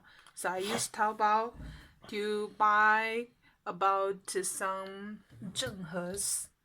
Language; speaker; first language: English; non-native, learner; Chinese